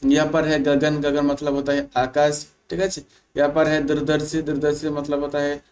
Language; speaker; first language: Hindi; non-native, local second language; Bangla